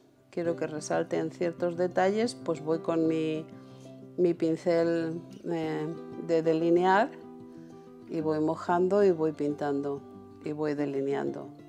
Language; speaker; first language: Spanish; native; Spanish